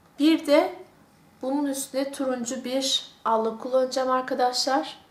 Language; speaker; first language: Turkish; early bilingual, heritage; Turkish